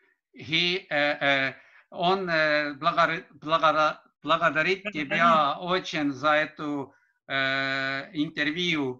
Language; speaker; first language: Russian; non-native, learner; Estonian